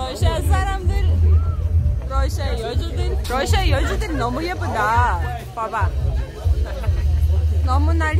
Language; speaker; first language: Korean; non-native, learner; Russian